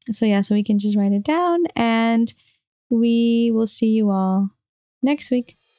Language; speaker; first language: English; early bilingual, other home language; Spanish